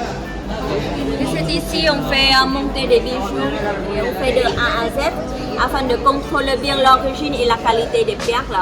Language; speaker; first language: French; non-native, fluent; Vietnamese